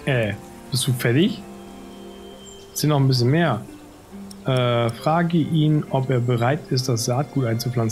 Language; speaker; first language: German; native; German